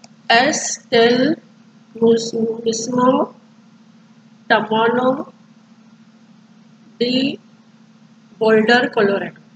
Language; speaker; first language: Spanish; non-native, learner; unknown